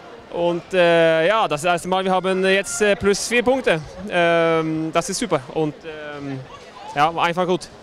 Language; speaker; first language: German; non-native, learner; Norwegian